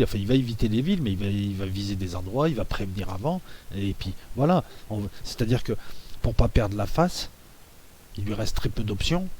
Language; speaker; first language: French; native; French